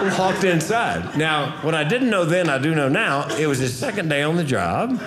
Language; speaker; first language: English; native; English